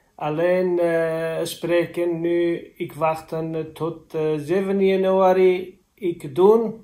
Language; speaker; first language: Dutch; non-native, learner; Kurdish